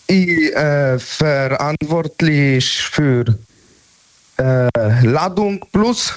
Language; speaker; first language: German; non-native, learner; Polish